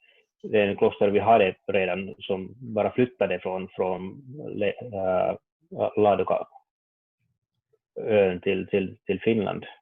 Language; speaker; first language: Swedish; non-native, learner; Finnish